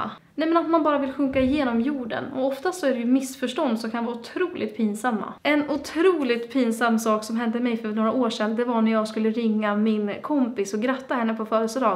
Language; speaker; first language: Swedish; native; Swedish